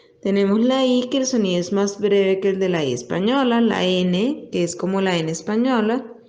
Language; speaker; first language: Spanish; native; Spanish